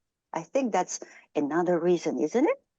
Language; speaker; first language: English; non-native, fluent; Japanese